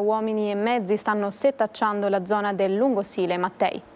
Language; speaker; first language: Italian; native; Italian